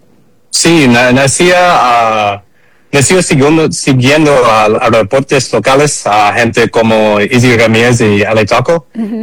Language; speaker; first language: Spanish; early bilingual, heritage; English